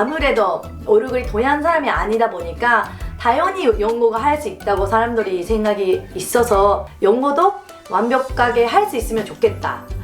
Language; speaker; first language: Korean; non-native, fluent; Japanese